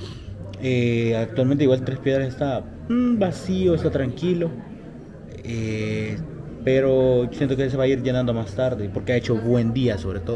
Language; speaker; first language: Spanish; native; Spanish